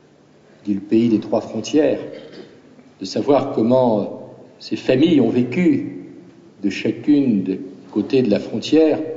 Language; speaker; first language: French; native; French